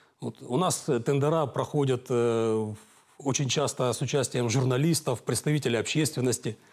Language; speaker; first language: Russian; native; Russian